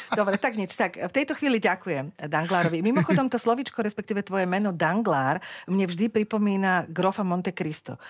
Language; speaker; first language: Slovak; native; Slovak